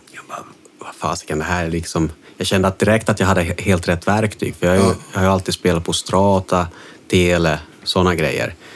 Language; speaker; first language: Swedish; native; Swedish